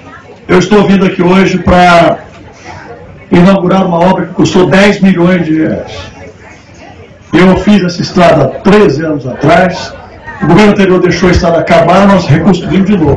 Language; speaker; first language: Portuguese; native; Portuguese